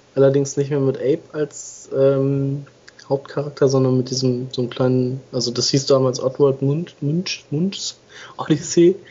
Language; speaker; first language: German; non-native, fluent; English